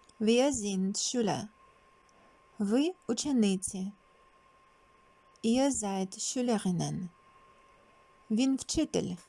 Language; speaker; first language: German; non-native, fluent; Ukrainian